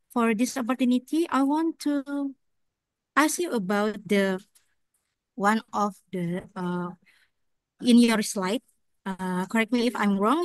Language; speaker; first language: English; non-native, learner; Indonesian